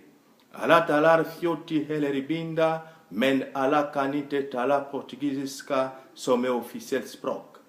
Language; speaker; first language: Swedish; non-native, fluent; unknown